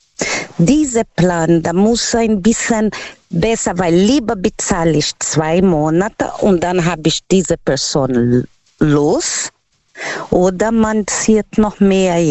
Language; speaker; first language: German; non-native, learner; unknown